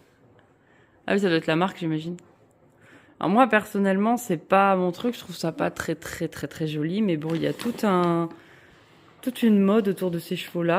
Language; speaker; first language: French; native; French